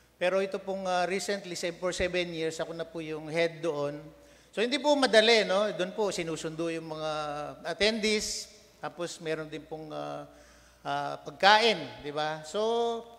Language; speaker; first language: Filipino; non-native, local second language; Pampanga